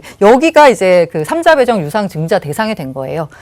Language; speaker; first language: Korean; native; Korean